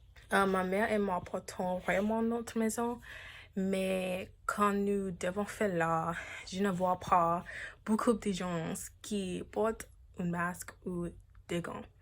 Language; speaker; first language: French; non-native, learner; English